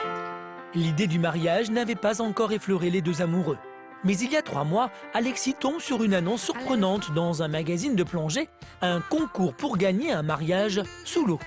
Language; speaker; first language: French; native; French